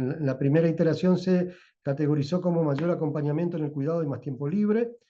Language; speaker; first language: Spanish; native; Spanish